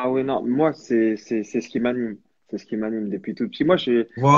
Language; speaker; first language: French; native; French